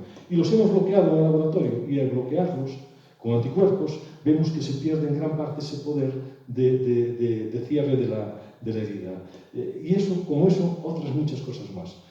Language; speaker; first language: Spanish; native; Spanish